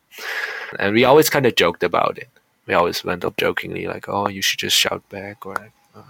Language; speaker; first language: English; early bilingual, heritage; Dutch